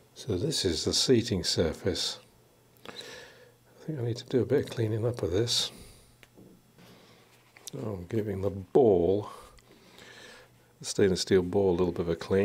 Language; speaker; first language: English; native; English